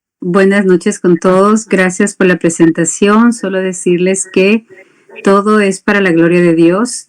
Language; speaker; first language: Spanish; native; Spanish